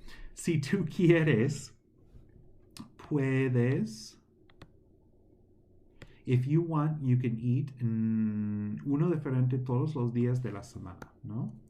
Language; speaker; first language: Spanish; non-native, fluent; English